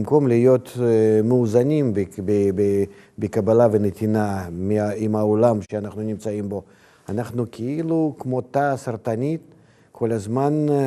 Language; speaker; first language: Hebrew; non-native, fluent; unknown